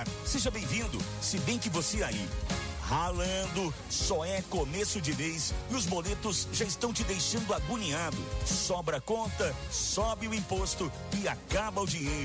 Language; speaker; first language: Portuguese; native; Portuguese